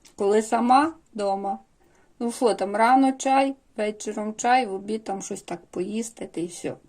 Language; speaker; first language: Ukrainian; native; Ukrainian